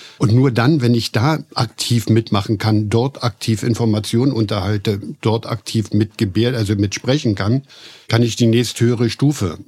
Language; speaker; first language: German; native; German